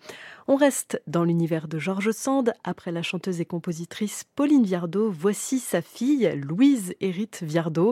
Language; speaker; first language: French; native; French